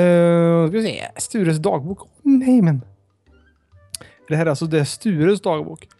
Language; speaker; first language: Swedish; native; Swedish